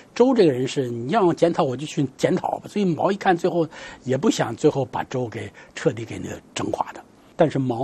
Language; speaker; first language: Chinese; native; Chinese